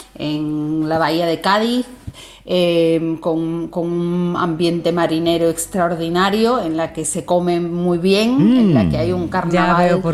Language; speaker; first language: Spanish; native; Spanish